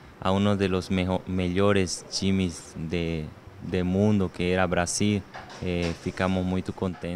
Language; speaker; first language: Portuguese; non-native, learner; Spanish